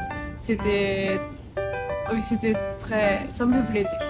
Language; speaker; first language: French; non-native, learner; Japanese